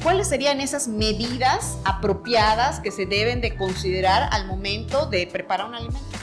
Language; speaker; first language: Spanish; native; Spanish